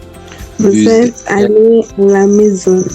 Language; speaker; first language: French; non-native, learner; English